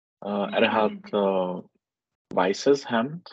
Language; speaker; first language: German; non-native, learner; Czech